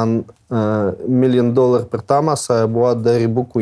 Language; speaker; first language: Indonesian; non-native, learner; Russian